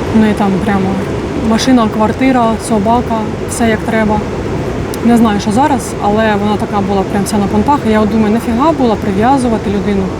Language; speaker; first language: Ukrainian; non-native, local second language; Russian